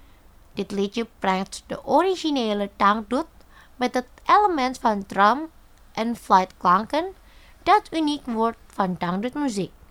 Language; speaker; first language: Dutch; non-native, fluent; Indonesian